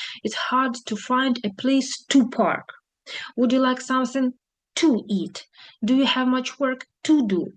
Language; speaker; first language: English; non-native, fluent; Ukrainian